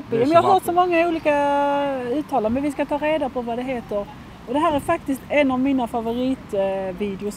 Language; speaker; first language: Swedish; native; Swedish